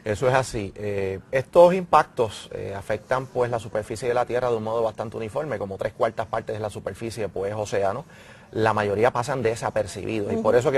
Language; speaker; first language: Spanish; native; Spanish